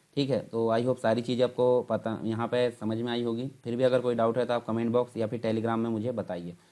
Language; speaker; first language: Hindi; native; Hindi